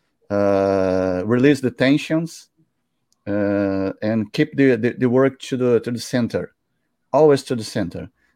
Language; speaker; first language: English; non-native, learner; Portuguese